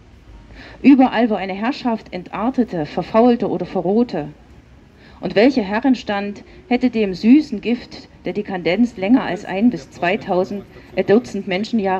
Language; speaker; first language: German; native; German